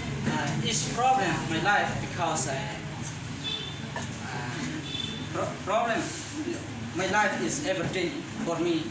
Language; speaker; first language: English; non-native, learner; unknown